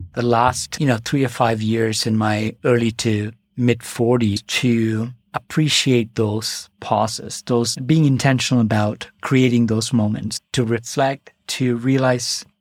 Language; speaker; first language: English; non-native, local second language; Malayalam